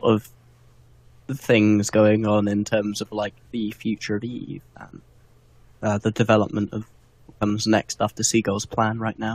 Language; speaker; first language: English; native; English